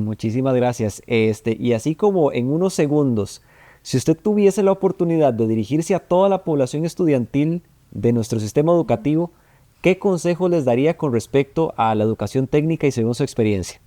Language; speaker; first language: Spanish; native; Spanish